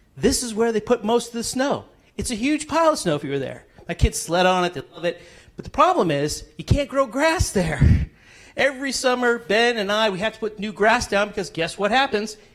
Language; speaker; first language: English; native; English